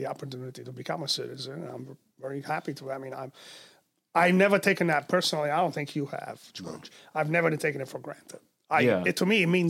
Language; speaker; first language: English; non-native, fluent; Romanian